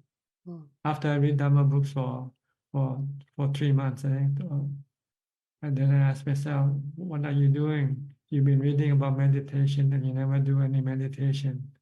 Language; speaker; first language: English; non-native, fluent; Thai